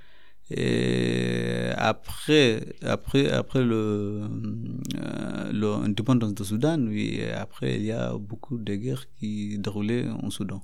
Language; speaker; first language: French; non-native, learner; Arabic